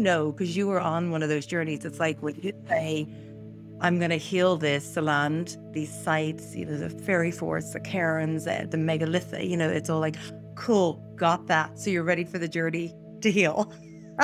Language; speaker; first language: English; native; English